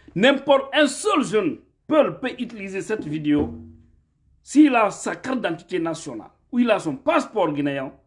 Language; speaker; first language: French; non-native, local second language; Fula